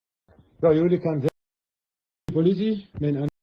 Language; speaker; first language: German; non-native, learner; Chechen